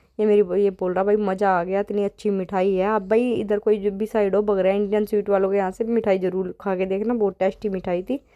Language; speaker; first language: Hindi; native; Hindi